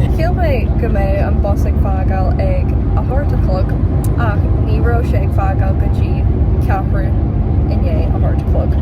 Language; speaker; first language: Irish; non-native, local second language; English